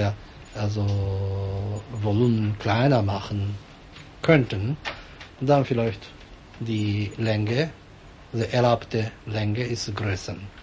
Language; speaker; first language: German; non-native, fluent; Japanese